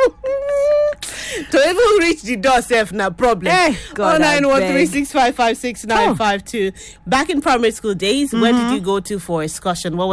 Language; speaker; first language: English; non-native, local second language; Yoruba